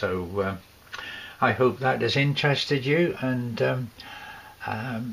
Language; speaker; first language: English; native; English